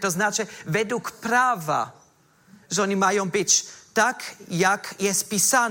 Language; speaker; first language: Polish; non-native, fluent; German